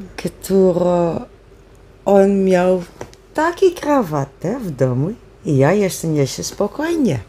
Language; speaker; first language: Polish; non-native, learner; Dutch